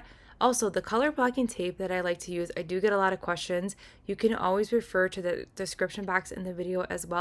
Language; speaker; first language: English; native; English